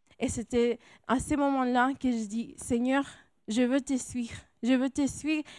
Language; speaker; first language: French; non-native, fluent; English